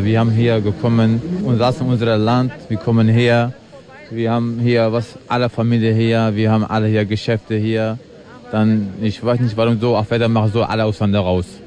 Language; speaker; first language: German; non-native, learner; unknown